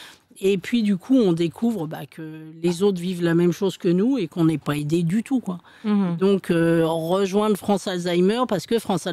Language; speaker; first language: French; native; French